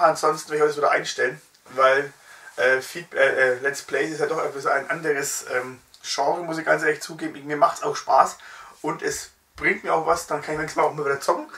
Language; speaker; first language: German; native; German